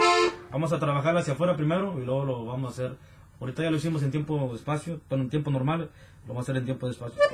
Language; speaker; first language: Spanish; native; Spanish